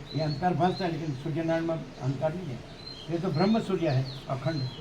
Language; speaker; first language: Hindi; non-native, local second language; Gujarati